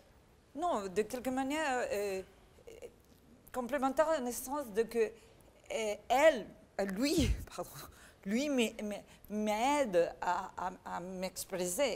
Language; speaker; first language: French; non-native, learner; Catalan